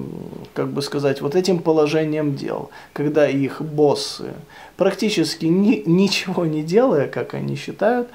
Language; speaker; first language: Russian; native; Russian